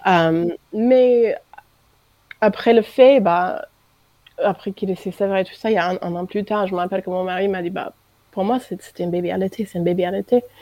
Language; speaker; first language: French; non-native, fluent; English